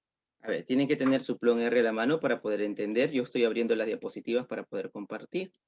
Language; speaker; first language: Spanish; native; Spanish